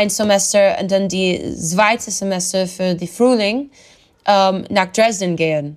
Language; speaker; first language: German; non-native, learner; English